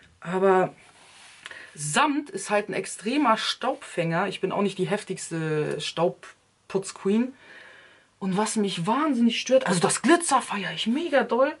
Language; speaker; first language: German; early bilingual, other home language; Turkish